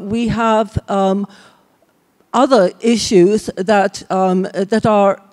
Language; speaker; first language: English; native; English